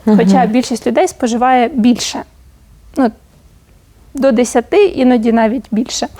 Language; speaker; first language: Ukrainian; native; Ukrainian